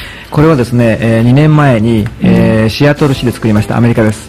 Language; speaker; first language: Japanese; native; Japanese